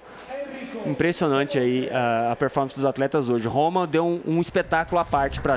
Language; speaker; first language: Portuguese; native; Portuguese